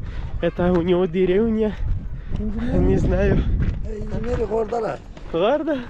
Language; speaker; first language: Russian; non-native, learner; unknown